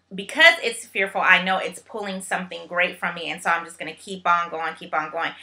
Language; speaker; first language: English; native; English